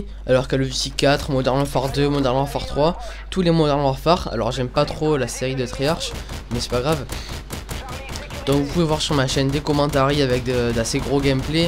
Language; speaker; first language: French; native; French